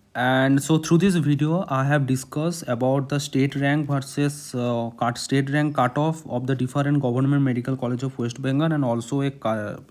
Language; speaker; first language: English; non-native, local second language; Bangla